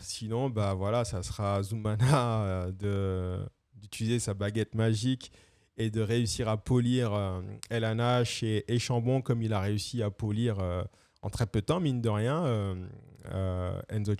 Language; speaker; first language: French; native; French